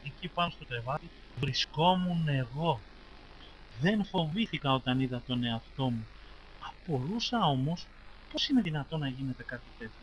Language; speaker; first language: Greek; native; Greek